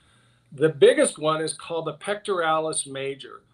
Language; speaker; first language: English; native; English